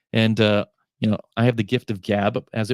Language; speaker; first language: English; native; English